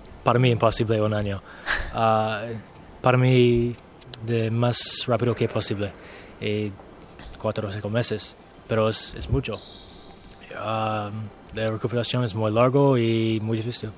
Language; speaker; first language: Spanish; non-native, learner; English